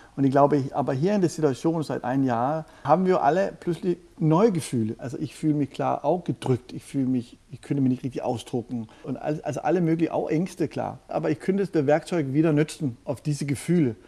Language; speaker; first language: German; non-native, fluent; Danish